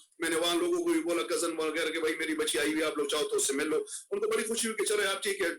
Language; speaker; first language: Urdu; non-native, local second language; Pashto